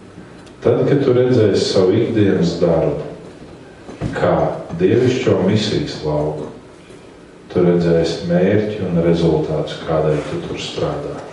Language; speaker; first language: Latvian; native; Latvian